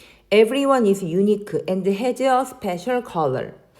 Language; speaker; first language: English; non-native, fluent; Korean